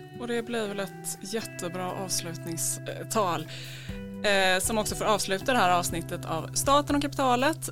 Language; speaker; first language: Swedish; native; Swedish